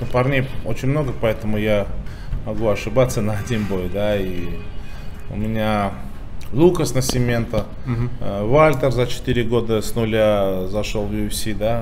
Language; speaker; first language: Russian; native; Russian